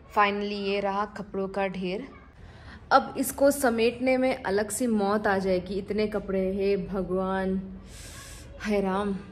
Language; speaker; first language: Hindi; non-native, local second language; Tulu